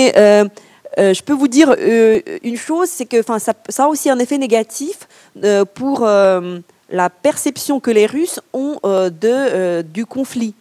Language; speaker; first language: French; non-native, fluent; Ukrainian